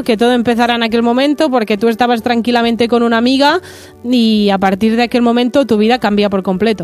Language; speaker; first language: Spanish; non-native, local second language; Catalan